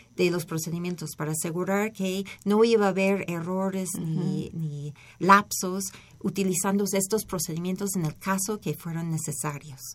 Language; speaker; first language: Spanish; non-native, fluent; English